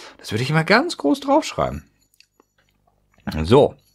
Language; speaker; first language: German; native; German